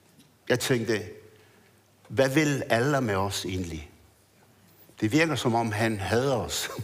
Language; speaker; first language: Danish; early bilingual, other home language; Arabic